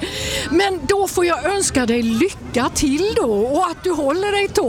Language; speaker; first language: Swedish; native; Swedish